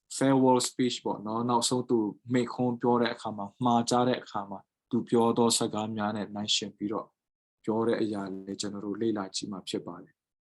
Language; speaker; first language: Burmese; non-native, local second language; Tedim Chin